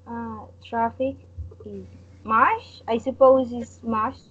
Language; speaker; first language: English; non-native, learner; Spanish